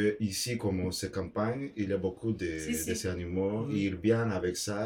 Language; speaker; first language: French; non-native, learner; Spanish